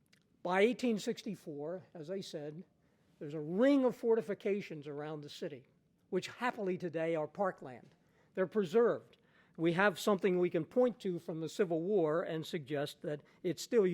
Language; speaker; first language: English; native; English